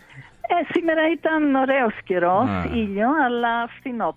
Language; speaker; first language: Greek; early bilingual, heritage; Greek